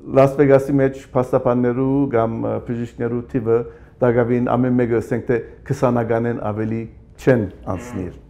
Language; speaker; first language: Armenian; native; Armenian